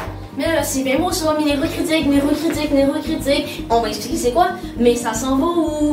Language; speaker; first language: French; native; French